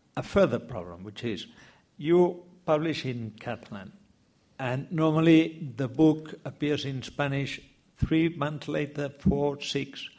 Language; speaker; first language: English; non-native, fluent; Spanish